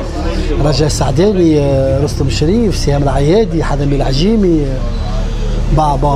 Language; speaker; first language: Arabic; native; Arabic